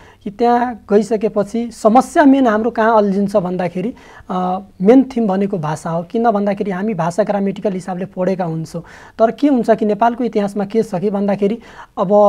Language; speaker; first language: Nepali; non-native, local second language; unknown